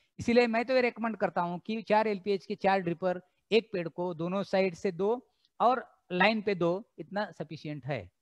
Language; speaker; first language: Hindi; non-native, local second language; Marathi